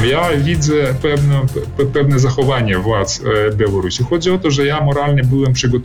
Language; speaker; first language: Polish; early bilingual, heritage; Polish